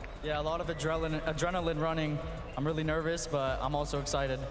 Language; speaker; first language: English; native; English